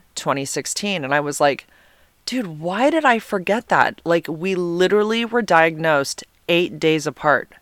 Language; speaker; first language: English; native; English